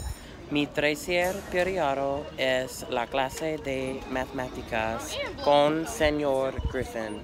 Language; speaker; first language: Spanish; non-native, learner; English